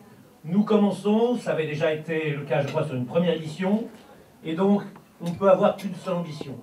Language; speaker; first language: French; native; French